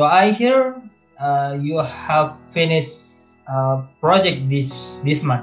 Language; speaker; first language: English; non-native, learner; Indonesian